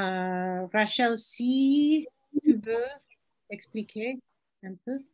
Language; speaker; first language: French; non-native, fluent; English